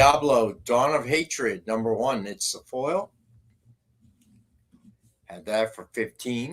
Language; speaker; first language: English; native; English